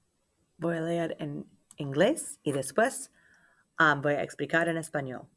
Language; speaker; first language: Spanish; non-native, learner; English